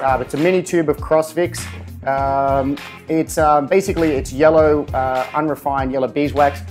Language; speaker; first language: English; native; English